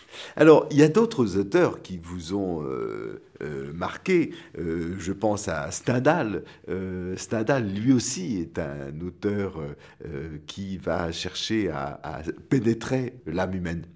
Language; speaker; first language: French; native; French